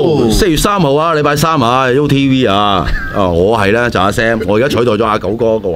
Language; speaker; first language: Cantonese; native; Cantonese